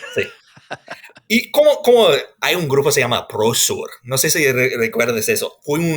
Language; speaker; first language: Spanish; non-native, fluent; English